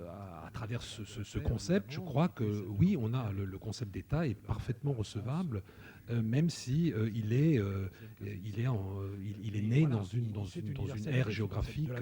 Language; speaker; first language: French; native; French